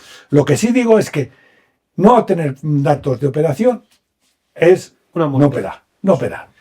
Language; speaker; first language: Spanish; native; Spanish